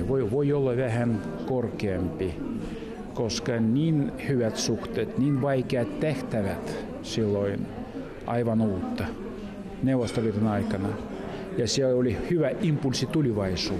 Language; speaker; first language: Finnish; non-native, fluent; Russian